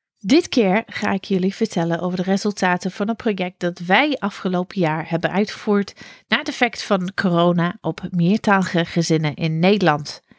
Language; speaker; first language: Dutch; non-native, fluent; English